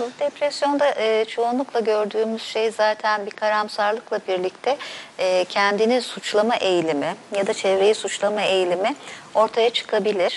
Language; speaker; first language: Turkish; native; Turkish